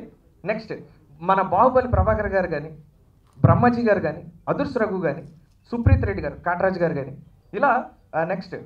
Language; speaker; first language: Telugu; native; Telugu